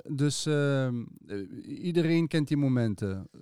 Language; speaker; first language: Dutch; early bilingual, other home language; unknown